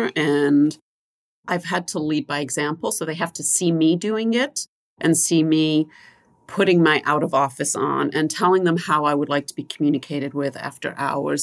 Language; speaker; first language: English; native; English